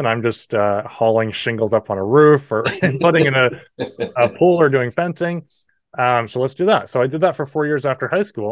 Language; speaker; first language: English; native; English